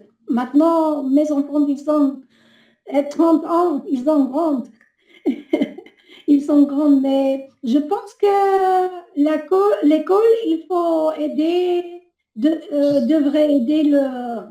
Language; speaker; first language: French; non-native, learner; Albanian